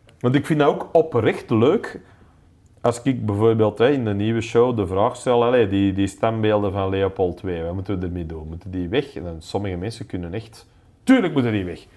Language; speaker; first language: Dutch; non-native, local second language; English